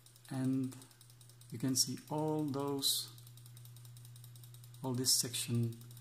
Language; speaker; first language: English; non-native, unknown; Czech